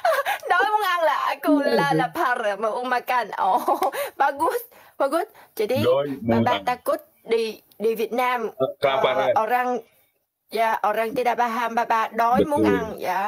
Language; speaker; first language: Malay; non-native, learner; Vietnamese